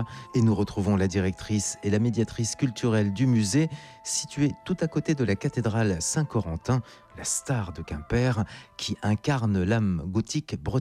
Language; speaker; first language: French; native; French